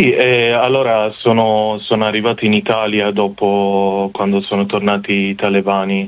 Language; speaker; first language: Italian; non-native, fluent; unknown